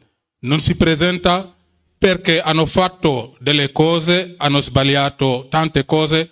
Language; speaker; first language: Italian; non-native, fluent; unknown